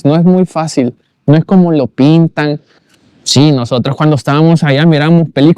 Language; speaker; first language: Spanish; native; Spanish